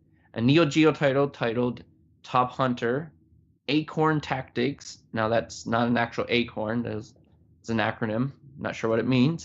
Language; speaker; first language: English; native; English